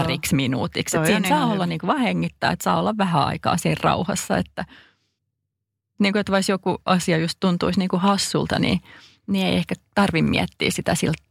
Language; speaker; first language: Finnish; native; Finnish